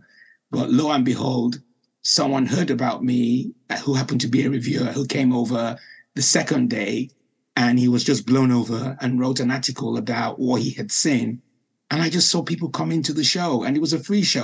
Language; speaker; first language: English; non-native, local second language; Yoruba